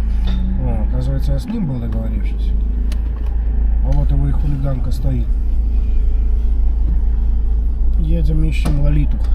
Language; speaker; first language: Russian; native; Russian